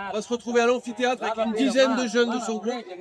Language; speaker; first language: French; native; French